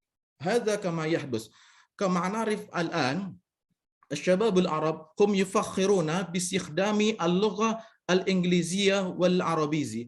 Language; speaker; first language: Arabic; non-native, fluent; Indonesian